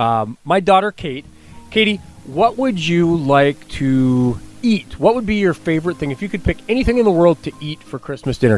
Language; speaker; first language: English; native; English